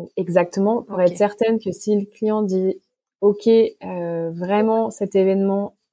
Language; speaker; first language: French; native; French